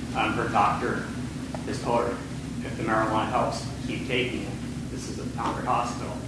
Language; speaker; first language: English; native; English